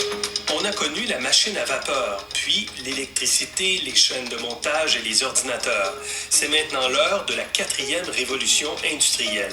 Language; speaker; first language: French; native; French